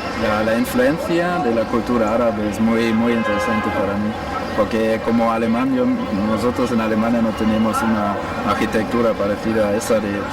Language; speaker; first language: Spanish; non-native, fluent; German